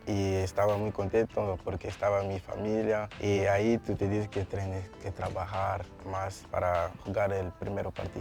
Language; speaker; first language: Spanish; non-native, learner; Portuguese